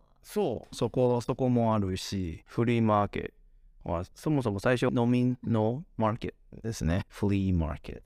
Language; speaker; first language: Japanese; non-native, fluent; Chinese